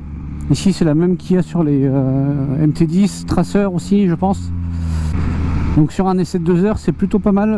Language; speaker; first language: French; native; French